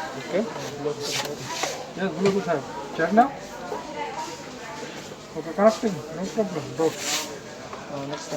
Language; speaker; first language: English; non-native, learner; Filipino